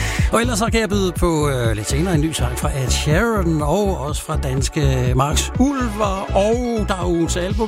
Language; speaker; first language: Danish; native; Danish